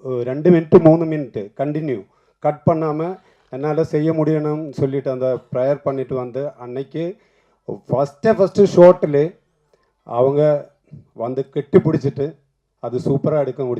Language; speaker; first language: Tamil; non-native, learner; Malayalam